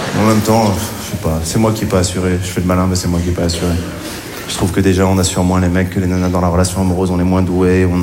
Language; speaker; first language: French; native; French